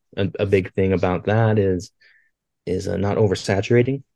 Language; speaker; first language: English; native; English